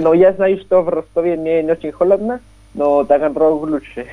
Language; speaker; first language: Russian; non-native, learner; Spanish